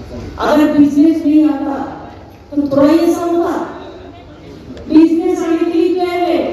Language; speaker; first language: Hindi; non-native, local second language; Bangla